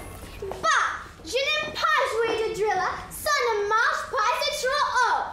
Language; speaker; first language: French; non-native, learner; English